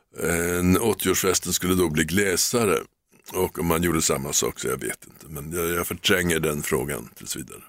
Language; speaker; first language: Swedish; native; Swedish